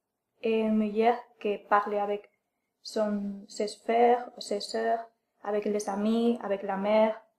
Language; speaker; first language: French; non-native, learner; Spanish